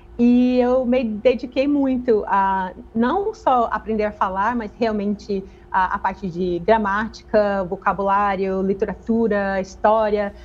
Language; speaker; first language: Portuguese; non-native, fluent; English